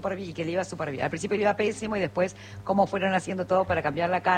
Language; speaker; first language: Spanish; native; Spanish